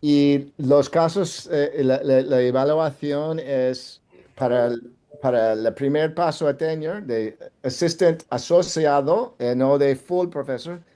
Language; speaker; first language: Spanish; non-native, fluent; English